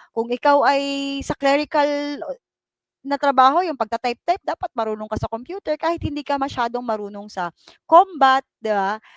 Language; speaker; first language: Filipino; non-native, local second language; Cebuano